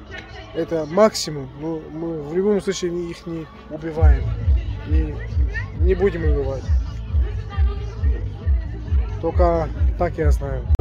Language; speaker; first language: Russian; non-native, fluent; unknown